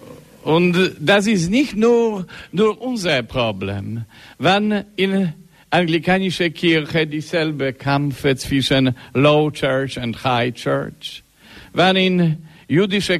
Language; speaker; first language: German; non-native, learner; Polish